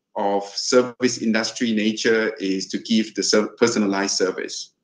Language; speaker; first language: English; non-native, fluent; Thai